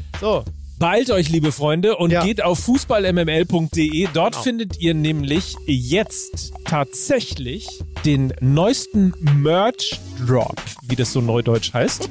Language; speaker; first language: German; native; German